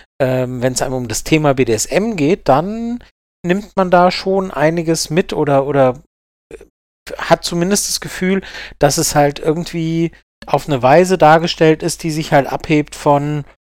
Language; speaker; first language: German; native; German